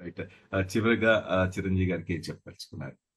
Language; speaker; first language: Telugu; native; Telugu